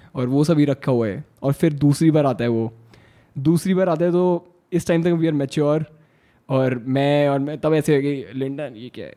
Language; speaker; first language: Hindi; native; Hindi